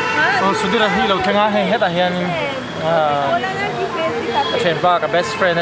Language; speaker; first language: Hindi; non-native, local second language; Mizo